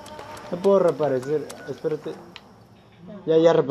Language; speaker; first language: Spanish; native; Spanish